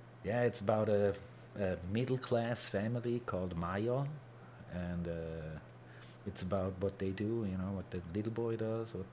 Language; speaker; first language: English; non-native, fluent; German